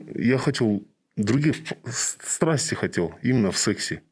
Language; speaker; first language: Russian; non-native, local second language; Kazakh